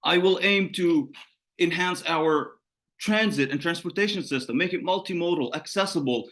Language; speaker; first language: English; non-native, fluent; Arabic